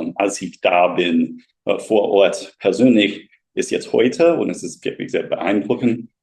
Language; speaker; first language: German; non-native, fluent; English